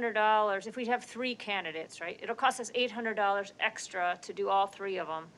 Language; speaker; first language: English; native; English